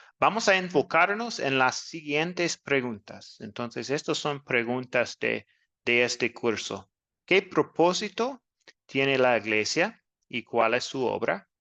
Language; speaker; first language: Spanish; non-native, learner; English